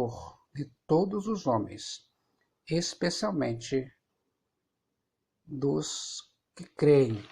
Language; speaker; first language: Portuguese; native; Portuguese